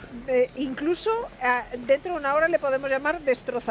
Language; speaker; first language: Spanish; native; Spanish